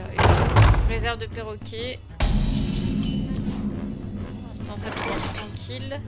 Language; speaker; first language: French; native; French